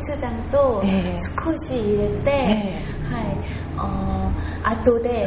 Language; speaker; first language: Japanese; non-native, learner; Korean